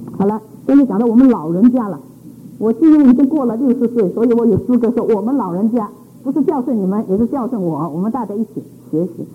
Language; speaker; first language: Chinese; native; Chinese